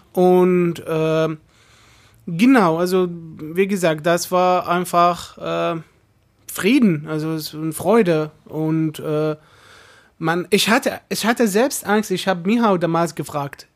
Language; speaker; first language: German; non-native, fluent; Arabic